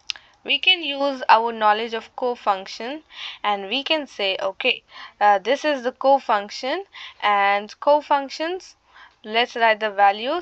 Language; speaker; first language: English; non-native, local second language; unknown